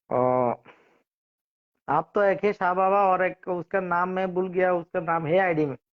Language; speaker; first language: Hindi; non-native, learner; Bangla